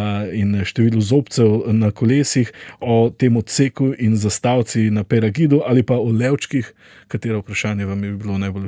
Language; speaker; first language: Slovenian; native; Slovenian